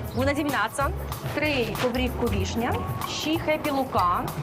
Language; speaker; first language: Ukrainian; native; Ukrainian